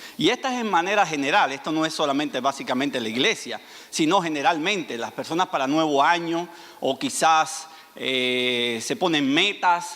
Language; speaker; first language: Spanish; native; Spanish